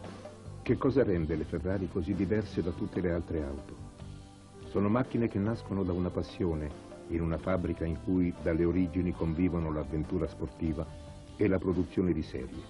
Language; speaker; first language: Italian; native; Italian